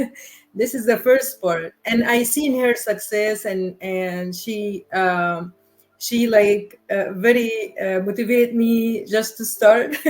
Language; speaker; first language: English; non-native, learner; Arabic